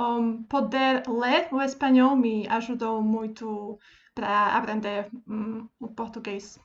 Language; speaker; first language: Portuguese; non-native, fluent; Slovak